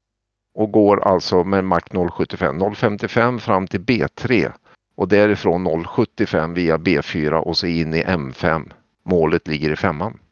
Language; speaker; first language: Swedish; native; Swedish